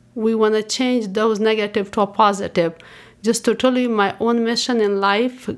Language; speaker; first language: English; non-native, fluent; Persian